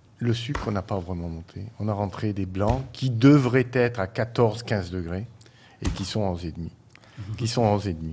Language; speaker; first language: French; native; French